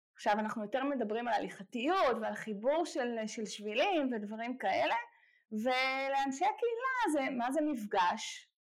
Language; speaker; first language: Hebrew; native; Hebrew